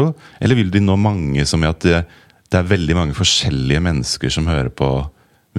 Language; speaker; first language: Norwegian; native; Norwegian